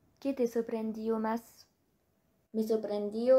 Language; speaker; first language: Spanish; non-native, learner; French